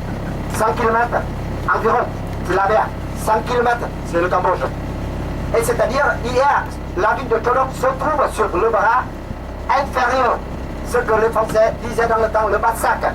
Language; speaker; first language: French; non-native, learner; Vietnamese